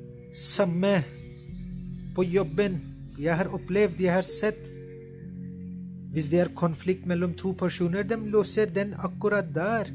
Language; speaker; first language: Norwegian; non-native, fluent; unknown